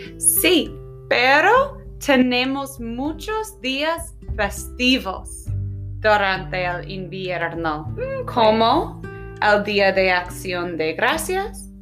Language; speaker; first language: Spanish; non-native, fluent; English